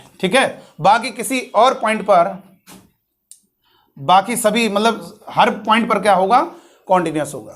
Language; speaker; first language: Hindi; native; Hindi